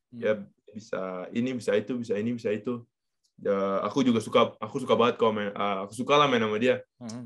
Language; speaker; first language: Indonesian; native; Indonesian